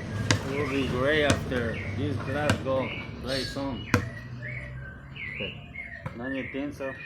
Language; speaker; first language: English; non-native, learner; Spanish